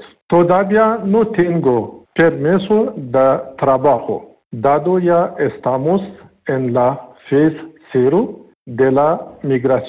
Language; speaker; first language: Spanish; non-native, learner; Pashto